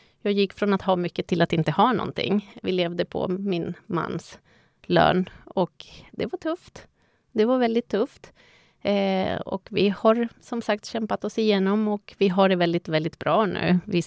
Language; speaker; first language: Swedish; non-native, fluent; Spanish